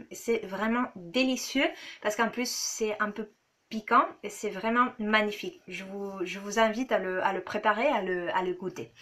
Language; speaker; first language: French; non-native, fluent; Spanish